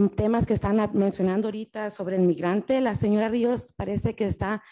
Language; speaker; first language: Spanish; early bilingual, heritage; Spanish